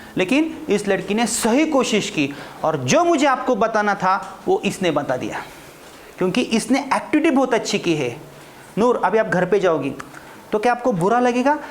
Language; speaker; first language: Hindi; non-native, local second language; Marathi